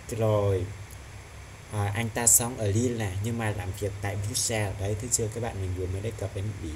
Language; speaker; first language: Vietnamese; non-native, local second language; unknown